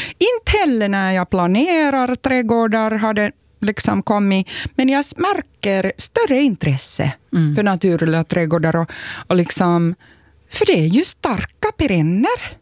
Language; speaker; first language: Swedish; native; Swedish